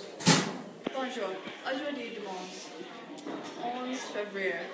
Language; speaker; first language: French; non-native, learner; English